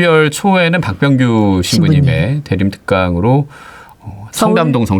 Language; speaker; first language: Korean; native; Korean